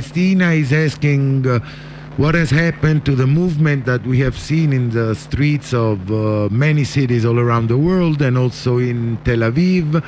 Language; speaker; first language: English; non-native, fluent; Italian